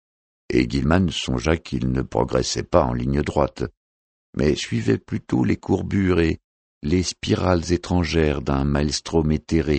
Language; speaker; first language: French; native; French